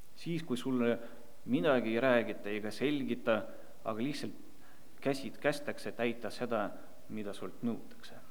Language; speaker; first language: Estonian; non-native, local second language; Russian